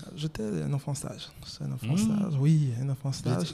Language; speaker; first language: French; non-native, local second language; Baoulé